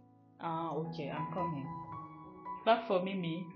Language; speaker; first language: English; non-native, fluent; French